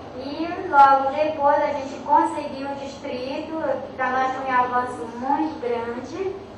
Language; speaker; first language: Portuguese; non-native, local second language; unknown